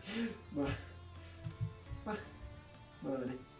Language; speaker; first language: Japanese; non-native, learner; English